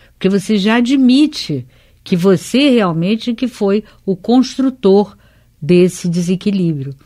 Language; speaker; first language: Portuguese; native; Portuguese